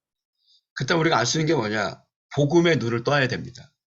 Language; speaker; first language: Korean; native; Korean